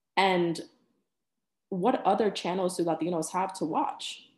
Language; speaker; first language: English; early bilingual, other home language; Spanish